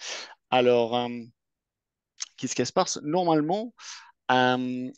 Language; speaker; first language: French; non-native, fluent; English